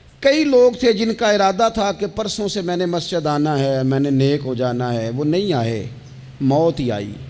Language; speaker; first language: Urdu; non-native, local second language; Punjabi